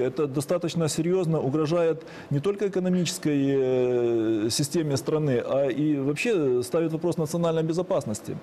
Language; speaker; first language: Russian; native; Russian